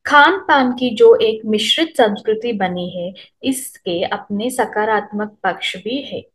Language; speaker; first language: Hindi; non-native, local second language; Telugu